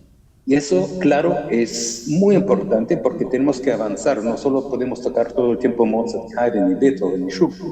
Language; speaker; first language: Spanish; early bilingual, heritage; German